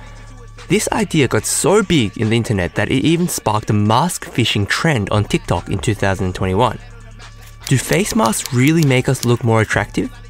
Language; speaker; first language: English; non-native, fluent; Korean